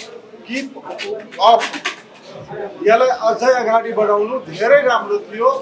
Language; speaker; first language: Nepali; non-native, local second language; Maithili